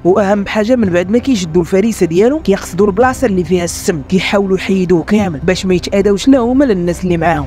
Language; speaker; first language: Arabic; native; Arabic